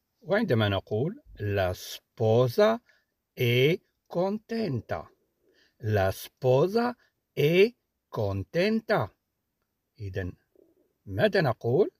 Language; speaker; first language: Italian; non-native, fluent; Arabic